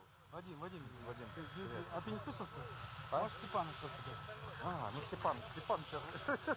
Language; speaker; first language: Russian; native; Russian